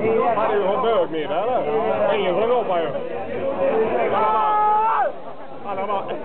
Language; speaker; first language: Swedish; native; Swedish